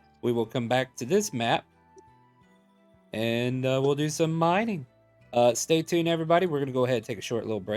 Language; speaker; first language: English; native; English